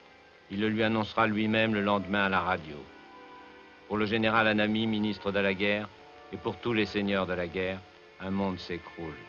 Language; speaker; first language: French; native; French